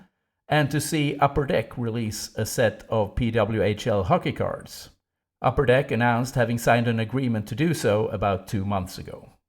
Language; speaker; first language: English; non-native, fluent; Swedish